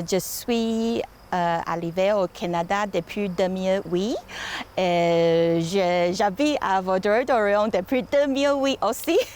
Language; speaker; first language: French; non-native, learner; Chinese